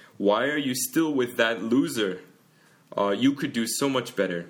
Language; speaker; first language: English; native; English